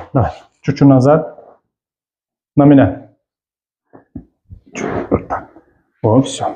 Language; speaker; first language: Russian; non-native, local second language; Tajik